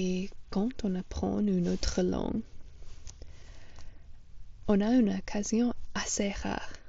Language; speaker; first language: French; non-native, fluent; English